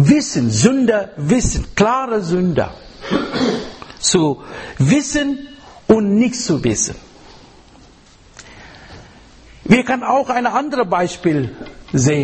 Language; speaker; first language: German; non-native, fluent; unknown